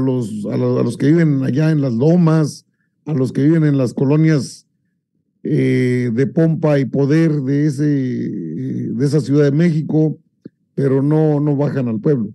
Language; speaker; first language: Spanish; native; Spanish